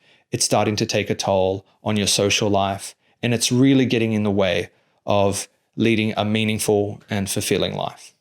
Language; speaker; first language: English; native; English